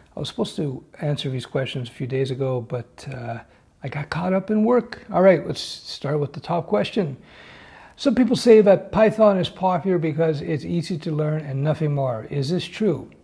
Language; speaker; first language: English; native; English